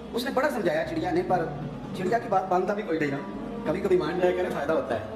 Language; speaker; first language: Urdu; non-native, local second language; Punjabi